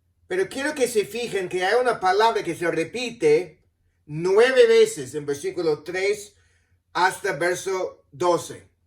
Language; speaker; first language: Spanish; non-native, fluent; English